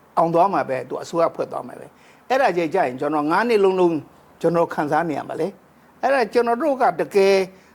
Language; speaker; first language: Burmese; non-native, local second language; Shan